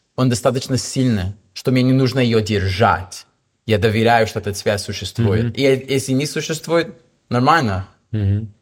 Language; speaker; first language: Russian; non-native, fluent; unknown